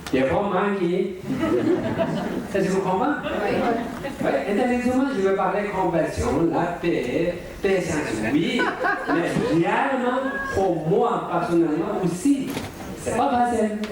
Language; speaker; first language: French; non-native, learner; Tibetan